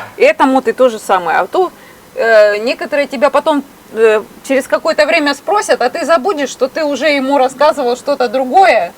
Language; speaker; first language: Russian; native; Russian